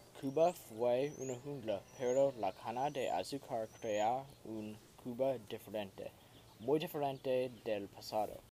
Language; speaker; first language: Spanish; non-native, learner; English